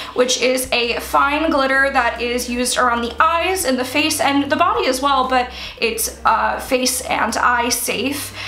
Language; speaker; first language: English; native; English